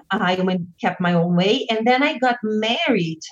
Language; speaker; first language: English; non-native, fluent; Portuguese